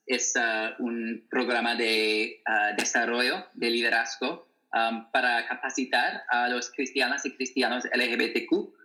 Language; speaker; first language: Spanish; non-native, fluent; English